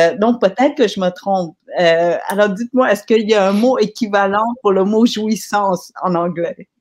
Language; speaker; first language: French; early bilingual, other home language; Vietnamese